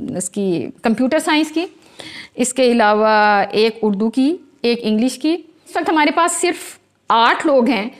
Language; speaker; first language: Urdu; non-native, local second language; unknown